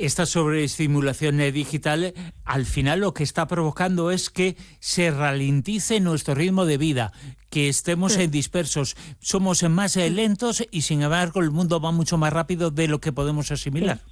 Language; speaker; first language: Spanish; native; Spanish